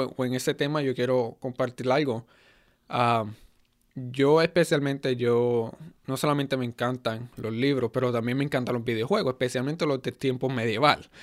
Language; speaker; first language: Spanish; early bilingual, heritage; Spanish